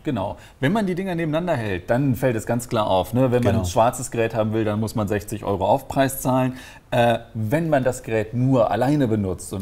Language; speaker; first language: German; native; German